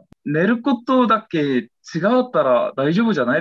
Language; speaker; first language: Japanese; non-native, learner; Korean